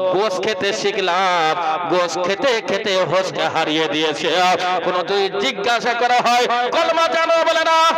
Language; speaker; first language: Bangla; non-native, local second language; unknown